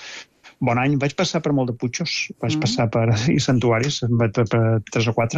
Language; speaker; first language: Catalan; native; Catalan